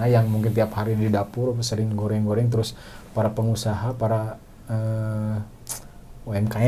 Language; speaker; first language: Indonesian; non-native, local second language; Sundanese